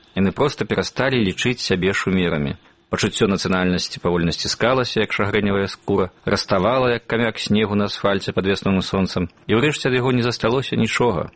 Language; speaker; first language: Belarusian; native; Belarusian